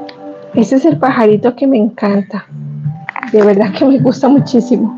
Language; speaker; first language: Spanish; native; Spanish